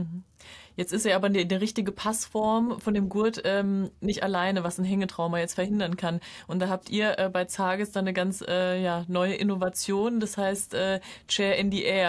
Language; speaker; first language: German; native; German